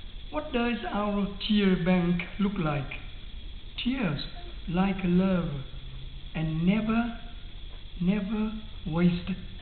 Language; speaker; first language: English; non-native, fluent; Vietnamese